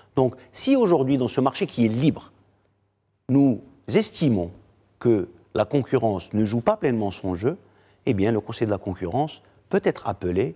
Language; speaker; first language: French; non-native, local second language; Arabic